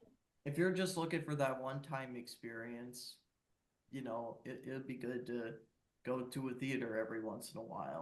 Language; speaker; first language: English; native; English